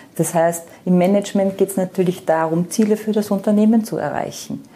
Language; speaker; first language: German; native; German